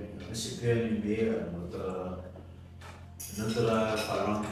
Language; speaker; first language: French; non-native, local second language; Malagasy